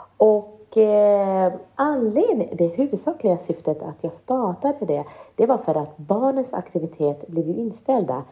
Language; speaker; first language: Swedish; early bilingual, other home language; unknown